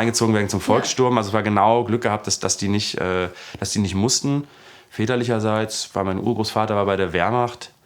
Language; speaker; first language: German; native; German